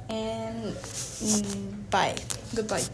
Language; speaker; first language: English; non-native, learner; Spanish